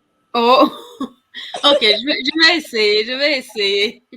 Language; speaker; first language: French; non-native, fluent; Kinyarwanda